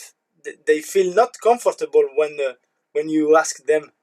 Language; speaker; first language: English; non-native, learner; Italian